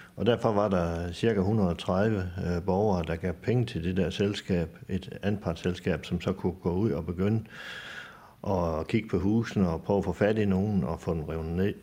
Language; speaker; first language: Danish; native; Danish